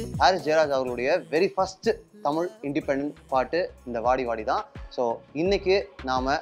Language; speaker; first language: Tamil; native; Tamil